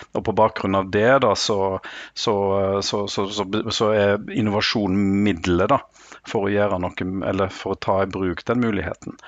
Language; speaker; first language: Norwegian; native; Norwegian